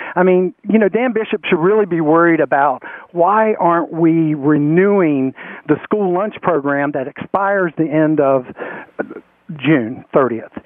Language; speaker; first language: English; native; English